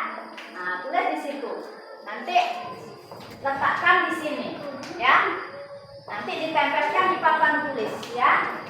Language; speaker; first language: Indonesian; native; Indonesian